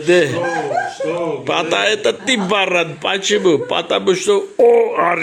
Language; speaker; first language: Russian; non-native, local second language; Armenian